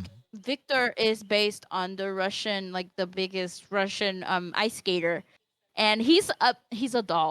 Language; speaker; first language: English; native; English